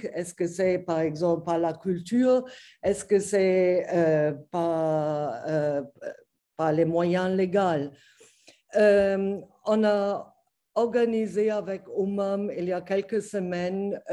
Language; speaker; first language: French; non-native, fluent; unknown